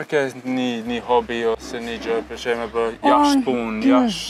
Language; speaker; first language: Albanian; early bilingual, heritage; Albanian